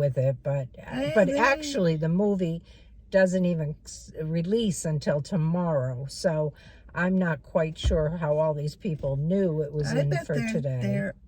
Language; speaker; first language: English; native; English